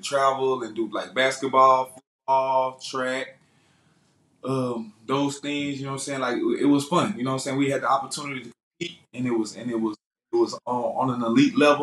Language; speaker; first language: English; native; English